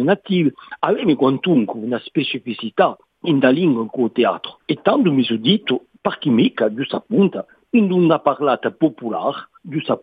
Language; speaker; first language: French; native; French